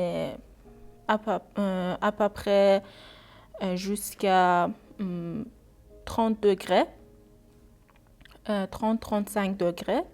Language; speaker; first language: French; non-native, learner; Persian